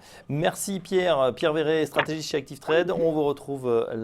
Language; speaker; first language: French; native; French